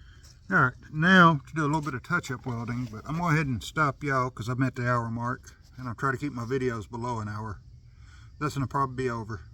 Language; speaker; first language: English; native; English